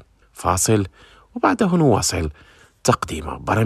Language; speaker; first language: Arabic; non-native, fluent; Indonesian